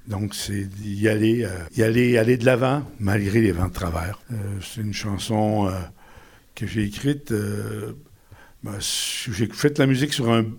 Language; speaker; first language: French; native; French